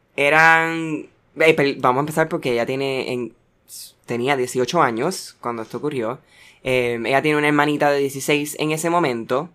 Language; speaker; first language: Spanish; early bilingual, heritage; Spanish